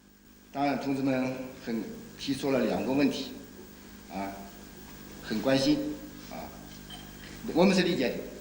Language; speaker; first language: Chinese; native; Chinese